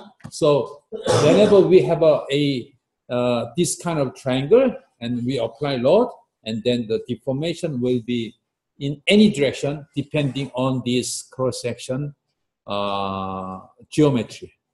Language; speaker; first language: English; non-native, fluent; Korean